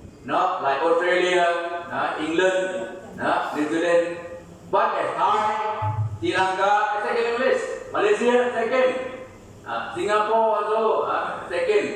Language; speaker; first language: English; non-native, learner; Thai